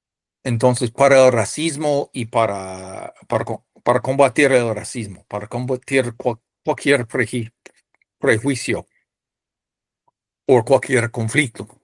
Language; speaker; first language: Spanish; non-native, fluent; English